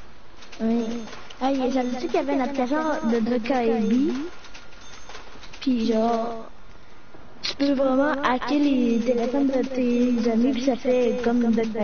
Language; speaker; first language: French; native; French